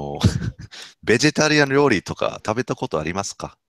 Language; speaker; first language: Japanese; non-native, fluent; English